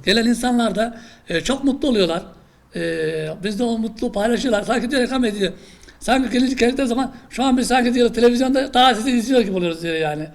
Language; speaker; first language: Turkish; native; Turkish